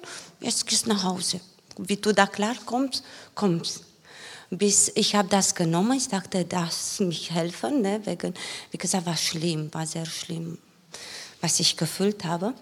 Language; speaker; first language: German; non-native, learner; Romanian